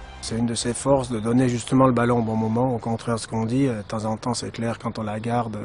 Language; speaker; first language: French; native; French